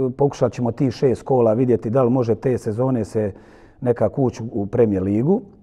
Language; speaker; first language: Croatian; native; Croatian